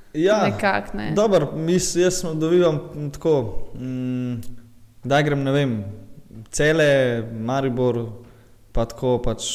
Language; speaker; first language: Slovenian; early bilingual, other home language; Bosnian